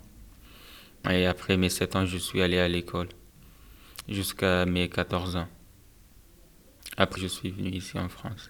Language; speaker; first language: French; non-native, fluent; Persian